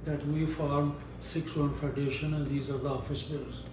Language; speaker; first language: English; non-native, local second language; Punjabi